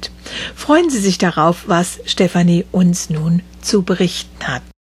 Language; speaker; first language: German; native; German